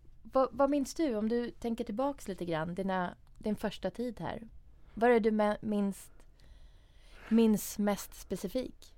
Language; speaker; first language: Swedish; early bilingual, other home language; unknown